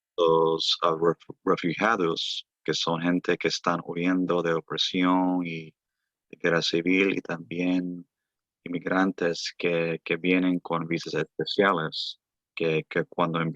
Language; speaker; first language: Spanish; early bilingual, heritage; Spanish